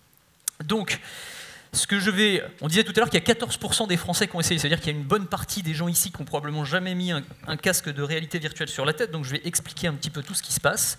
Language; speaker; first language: French; native; French